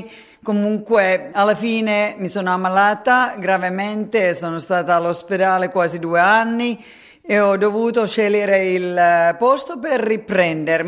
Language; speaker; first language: Italian; non-native, fluent; Finnish